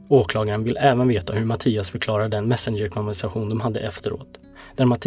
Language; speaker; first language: Swedish; native; Swedish